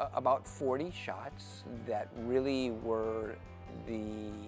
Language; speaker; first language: English; native; English